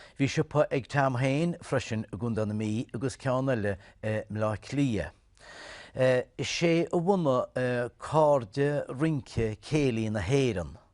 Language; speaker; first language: Irish; native; Irish